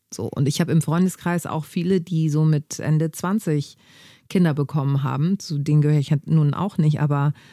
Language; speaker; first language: German; early bilingual, other home language; Greek